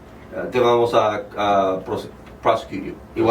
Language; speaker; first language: Spanish; early bilingual, heritage; Spanish